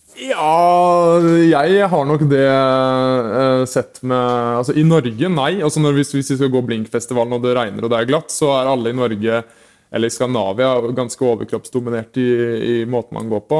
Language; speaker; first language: Norwegian; native; Norwegian